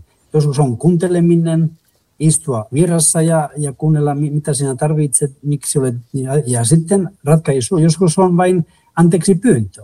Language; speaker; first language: Finnish; non-native, fluent; Spanish